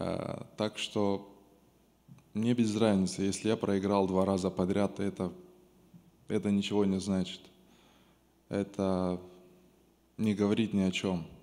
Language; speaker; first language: Russian; non-native, local second language; Romanian